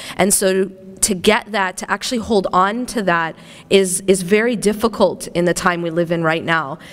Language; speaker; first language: English; native; English